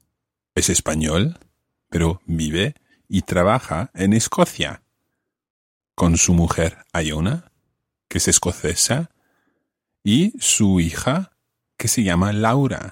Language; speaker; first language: Spanish; non-native, fluent; English